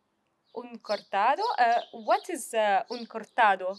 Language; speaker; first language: Spanish; non-native, learner; French